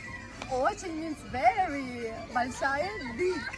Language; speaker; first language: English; non-native, fluent; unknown